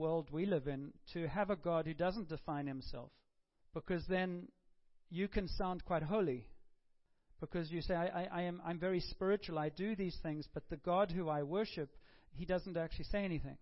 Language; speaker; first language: English; native; English